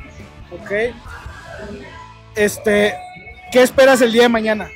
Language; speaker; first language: Spanish; native; Spanish